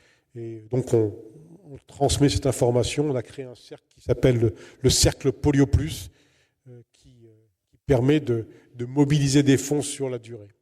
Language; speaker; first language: French; native; French